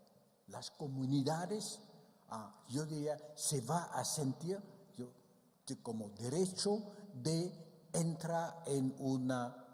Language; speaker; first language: Spanish; non-native, fluent; Vietnamese